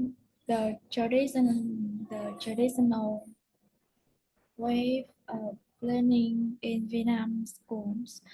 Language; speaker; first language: English; non-native, learner; Vietnamese